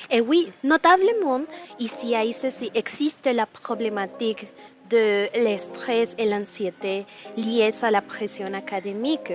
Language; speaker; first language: French; non-native, learner; Spanish